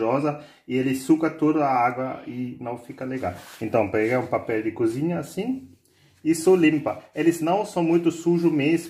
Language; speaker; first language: Portuguese; non-native, fluent; German